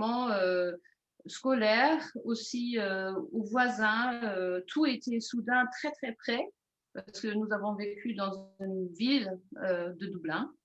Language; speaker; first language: French; non-native, fluent; German